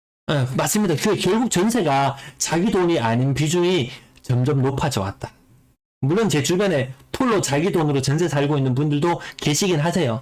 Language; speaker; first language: Korean; native; Korean